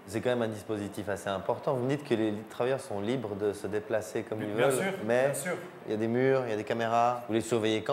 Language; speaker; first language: French; native; French